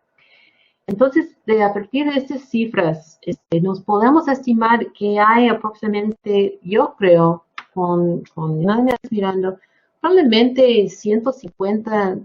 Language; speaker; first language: Spanish; non-native, fluent; English